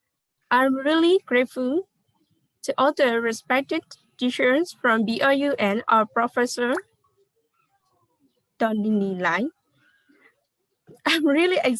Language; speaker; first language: English; non-native, fluent; Burmese